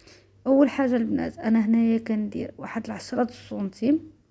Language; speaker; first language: Arabic; native; Arabic